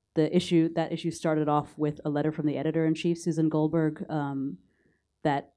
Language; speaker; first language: English; native; English